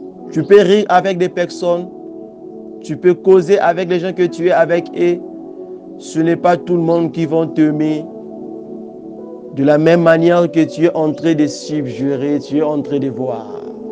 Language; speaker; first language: French; non-native, local second language; Lingala